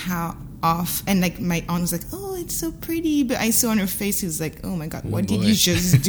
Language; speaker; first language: English; non-native, fluent; French